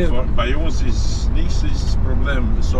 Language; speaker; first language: German; non-native, learner; Albanian